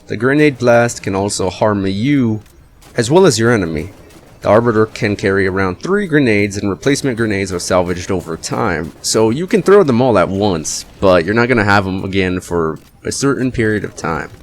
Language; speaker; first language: English; native; English